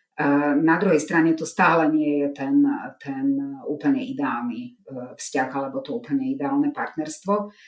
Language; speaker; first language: Slovak; non-native, local second language; Hungarian